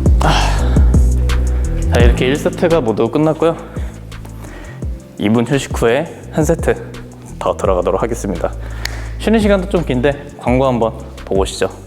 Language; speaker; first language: Korean; native; Korean